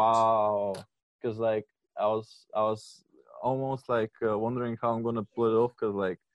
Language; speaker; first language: English; non-native, fluent; Bulgarian